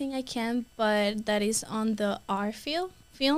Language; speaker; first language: English; non-native, fluent; Spanish